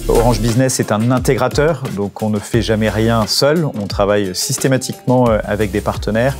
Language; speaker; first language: French; native; French